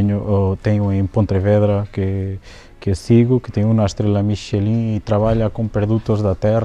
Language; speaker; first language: Spanish; non-native, learner; Portuguese